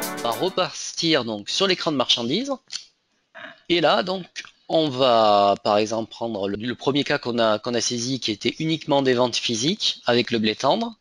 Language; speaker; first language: French; native; French